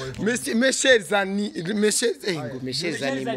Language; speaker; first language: French; non-native, local second language; Rundi